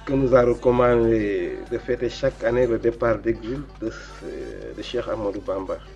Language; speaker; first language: French; non-native, local second language; Wolof